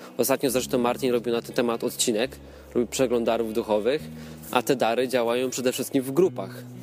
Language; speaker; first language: Polish; native; Polish